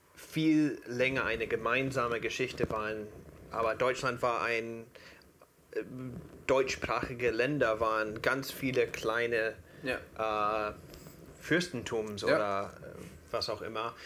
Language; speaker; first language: German; non-native, fluent; English